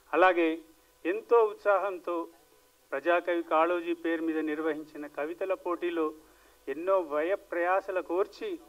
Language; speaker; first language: Telugu; native; Telugu